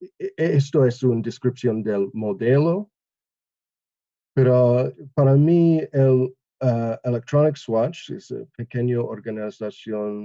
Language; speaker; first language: Spanish; non-native, learner; English